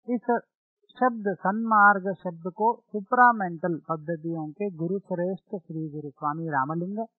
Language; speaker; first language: Hindi; non-native, local second language; Telugu